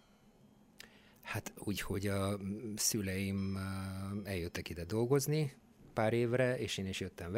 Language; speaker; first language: Hungarian; non-native, fluent; Bulgarian